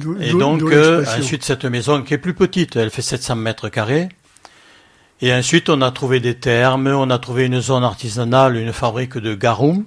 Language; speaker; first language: French; native; French